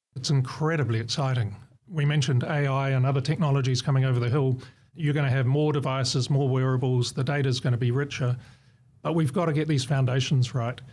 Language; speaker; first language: English; native; English